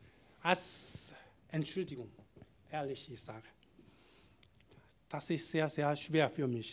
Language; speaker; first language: German; non-native, learner; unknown